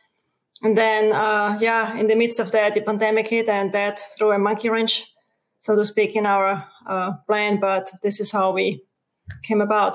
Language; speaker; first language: English; non-native, fluent; German